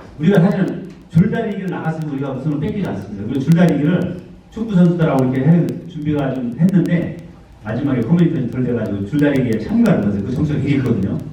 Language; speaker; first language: Korean; native; Korean